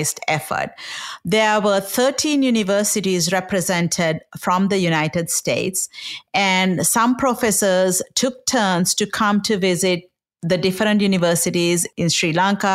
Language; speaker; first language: English; non-native, local second language; Sinhala